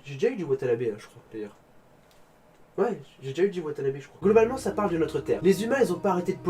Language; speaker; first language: French; native; French